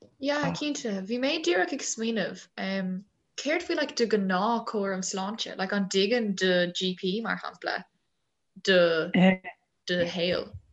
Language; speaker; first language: Irish; non-native, local second language; English